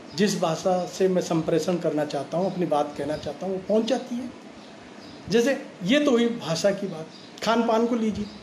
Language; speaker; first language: Hindi; native; Hindi